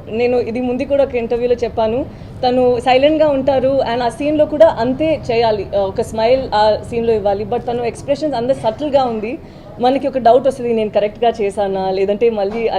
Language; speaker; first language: Telugu; non-native, learner; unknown